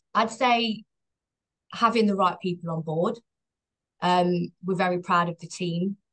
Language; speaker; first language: English; native; English